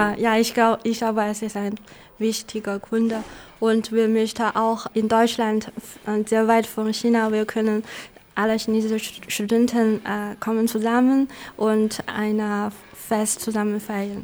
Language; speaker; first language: German; non-native, local second language; Chinese